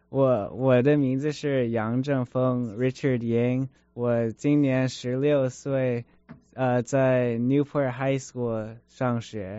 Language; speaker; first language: Chinese; early bilingual, heritage; Chinese